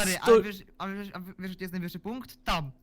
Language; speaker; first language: Polish; native; Polish